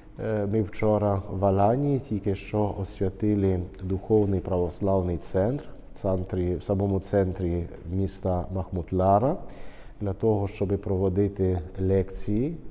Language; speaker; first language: Ukrainian; early bilingual, heritage; Ukrainian